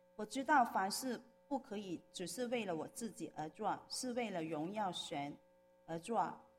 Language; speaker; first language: Chinese; non-native, local second language; Cantonese